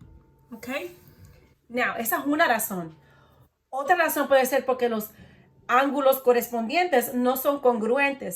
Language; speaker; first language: Spanish; early bilingual, heritage; Spanish